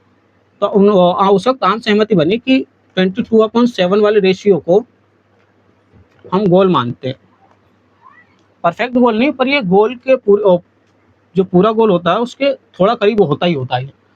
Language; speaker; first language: Hindi; native; Hindi